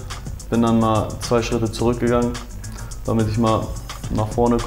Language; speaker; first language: German; early bilingual, other home language; Turkish